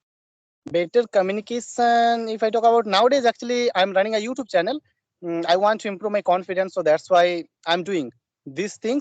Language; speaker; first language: English; non-native, learner; Bangla